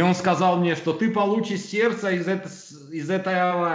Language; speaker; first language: Russian; non-native, local second language; Georgian